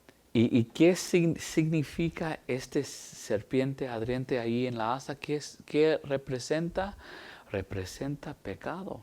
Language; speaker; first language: Spanish; early bilingual, heritage; English